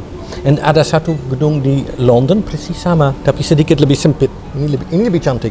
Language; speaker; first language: Indonesian; non-native, fluent; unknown